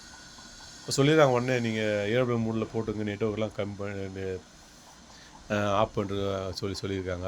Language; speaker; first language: Tamil; native; Tamil